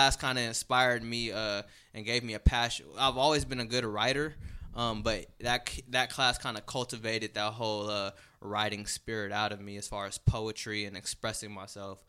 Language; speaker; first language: English; native; English